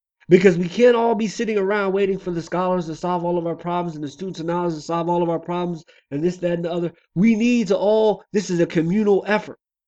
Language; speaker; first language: English; native; English